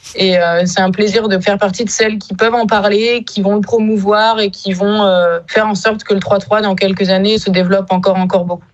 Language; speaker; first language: French; native; French